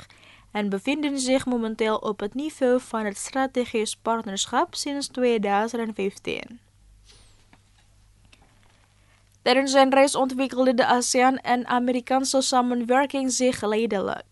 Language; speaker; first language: Dutch; non-native, fluent; Indonesian